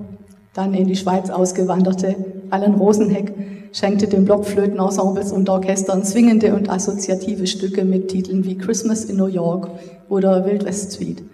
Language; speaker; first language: German; native; German